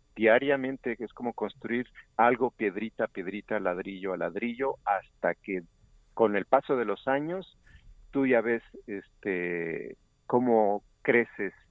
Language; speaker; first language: Spanish; native; Spanish